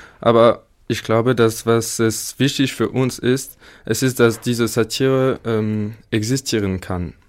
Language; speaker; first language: German; non-native, learner; French